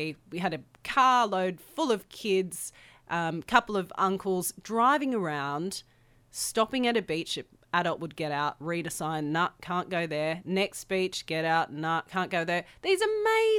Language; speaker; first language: English; native; English